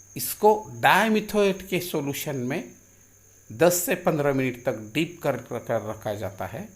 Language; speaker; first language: Hindi; non-native, local second language; Marathi